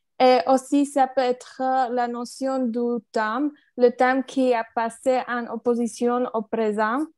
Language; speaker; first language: French; non-native, learner; Slovak